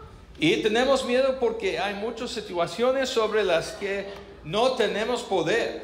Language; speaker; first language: Spanish; non-native, learner; English